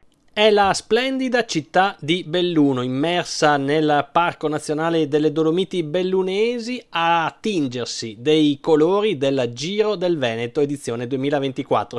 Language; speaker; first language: Italian; native; Italian